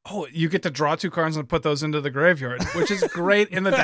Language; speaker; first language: English; native; English